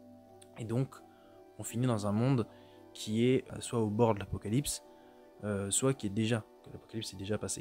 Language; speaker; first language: French; native; French